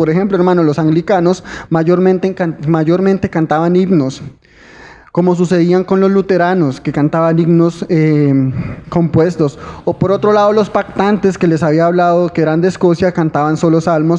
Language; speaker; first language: Spanish; native; Spanish